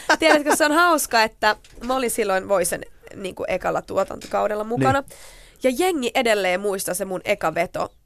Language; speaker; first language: Finnish; non-native, local second language; Swedish